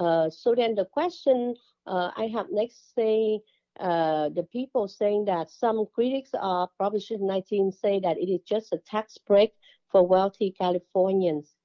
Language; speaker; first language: English; non-native, fluent; Vietnamese